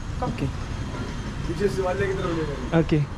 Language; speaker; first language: English; non-native, learner; Korean